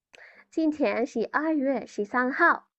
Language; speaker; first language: Chinese; non-native, fluent; Bangla